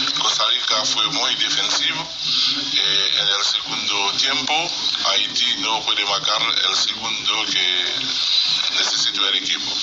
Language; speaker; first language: Spanish; non-native, fluent; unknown